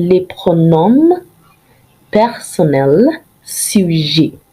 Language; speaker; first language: French; non-native, fluent; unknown